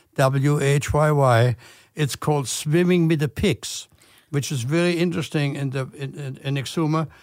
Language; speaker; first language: English; non-native, fluent; German